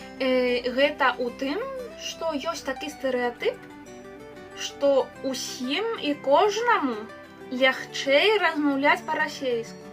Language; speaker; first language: Belarusian; non-native, fluent; Spanish